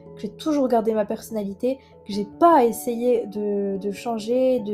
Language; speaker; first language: French; non-native, local second language; Arabic